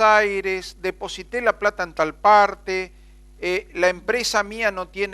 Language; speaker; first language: Spanish; native; Spanish